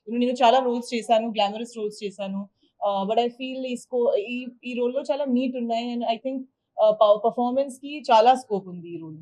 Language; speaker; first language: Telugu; non-native, learner; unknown